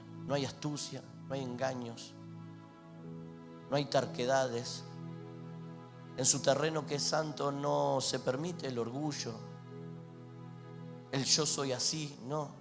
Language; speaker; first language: Spanish; native; Spanish